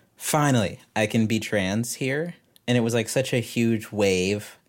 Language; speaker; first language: English; native; English